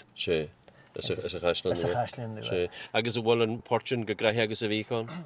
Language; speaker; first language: Irish; native; Irish